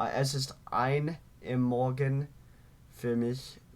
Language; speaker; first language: German; non-native, learner; English